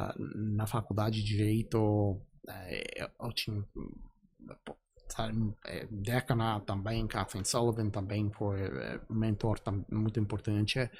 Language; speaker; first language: Portuguese; non-native, fluent; English